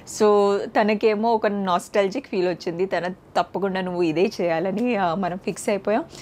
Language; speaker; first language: Telugu; non-native, fluent; Marathi